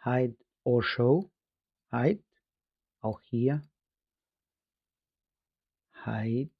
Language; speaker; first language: German; non-native, fluent; Arabic